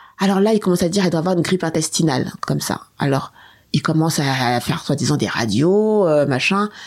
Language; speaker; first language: French; native; French